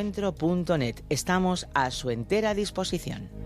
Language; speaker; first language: Spanish; native; Spanish